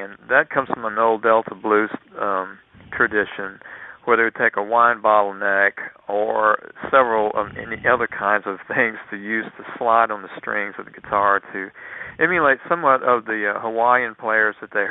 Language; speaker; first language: English; native; English